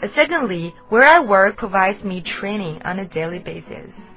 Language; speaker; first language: English; non-native, fluent; Chinese